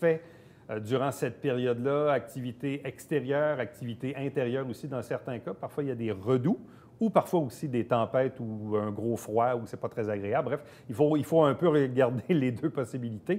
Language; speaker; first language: French; native; French